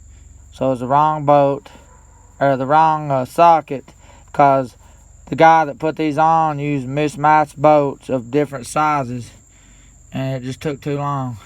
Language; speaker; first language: English; native; English